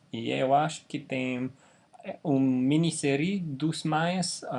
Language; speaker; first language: Portuguese; non-native, fluent; English